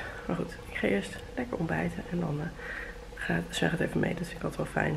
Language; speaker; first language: Dutch; native; Dutch